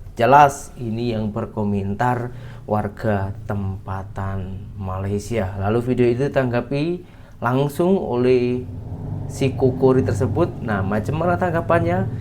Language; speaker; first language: Indonesian; native; Indonesian